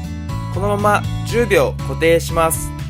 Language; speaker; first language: Japanese; native; Japanese